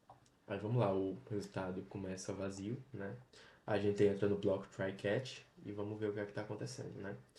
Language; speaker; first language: Portuguese; native; Portuguese